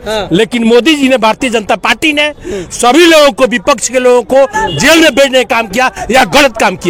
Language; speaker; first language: Hindi; native; Hindi